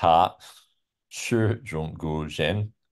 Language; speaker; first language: Chinese; non-native, learner; English